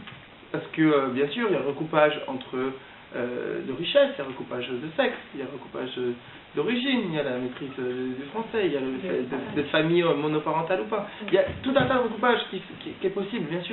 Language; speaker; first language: French; native; French